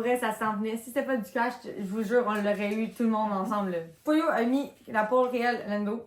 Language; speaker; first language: French; native; French